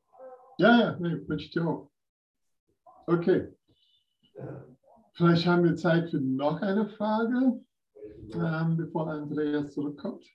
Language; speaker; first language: German; non-native, fluent; English